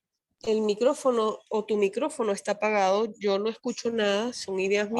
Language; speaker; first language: Spanish; native; Spanish